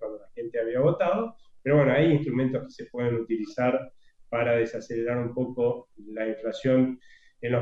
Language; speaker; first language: Spanish; native; Spanish